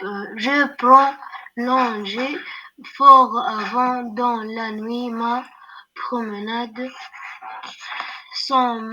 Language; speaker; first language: French; non-native, learner; Arabic